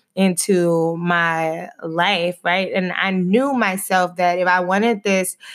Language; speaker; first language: English; native; English